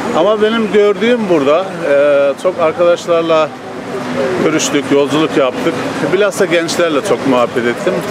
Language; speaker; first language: Turkish; native; Turkish